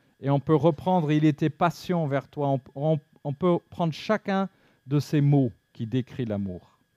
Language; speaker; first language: French; non-native, fluent; English